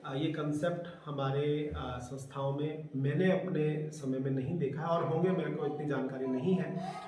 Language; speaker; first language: Hindi; native; Hindi